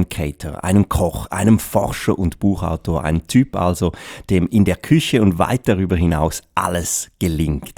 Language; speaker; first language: German; native; German